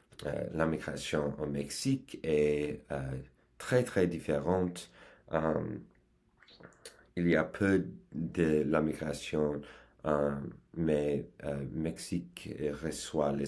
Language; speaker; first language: French; non-native, learner; English